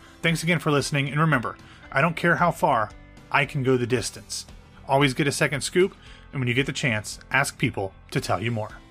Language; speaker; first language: English; native; English